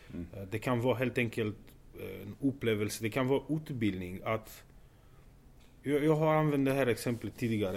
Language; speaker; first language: Swedish; non-native, fluent; Romanian